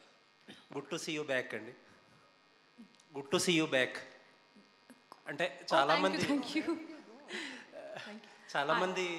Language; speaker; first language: Telugu; native; Telugu